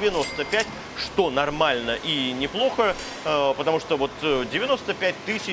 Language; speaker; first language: Russian; native; Russian